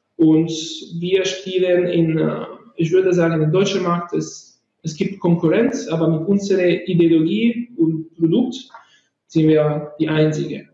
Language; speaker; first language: German; non-native, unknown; Italian